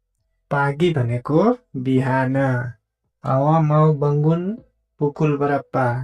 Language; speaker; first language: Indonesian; non-native, fluent; Nepali